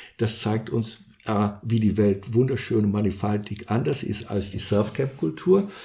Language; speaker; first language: German; non-native, fluent; Portuguese